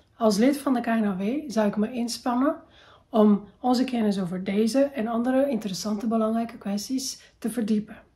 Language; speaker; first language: Dutch; non-native, fluent; Portuguese